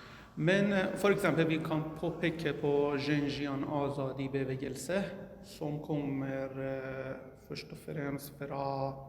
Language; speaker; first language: Norwegian; non-native, learner; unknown